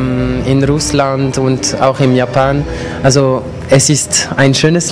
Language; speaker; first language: German; non-native, local second language; French